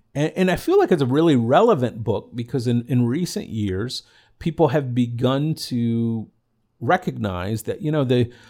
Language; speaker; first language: English; native; English